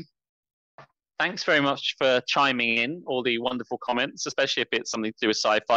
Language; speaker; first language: English; native; English